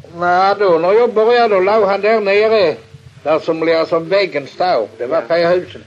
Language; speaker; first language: Swedish; native; Swedish